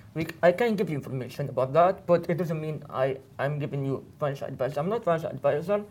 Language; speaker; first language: English; non-native, fluent; Arabic